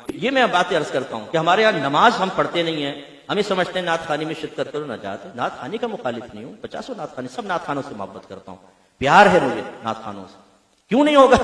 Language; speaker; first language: Urdu; native; Urdu